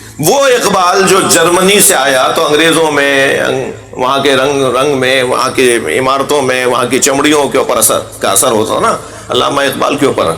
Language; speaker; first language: Urdu; native; Urdu